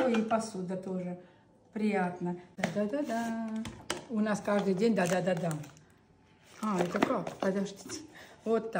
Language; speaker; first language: Russian; non-native, local second language; Armenian